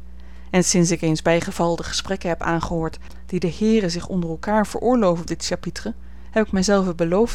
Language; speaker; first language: Dutch; native; Dutch